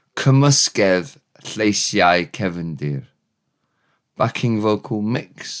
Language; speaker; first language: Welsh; non-native, learner; English